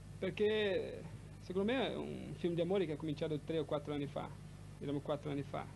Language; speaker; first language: Italian; non-native, fluent; Portuguese